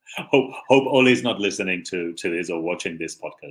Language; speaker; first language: English; native; English